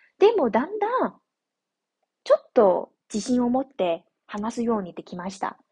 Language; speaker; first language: Japanese; non-native, fluent; Chinese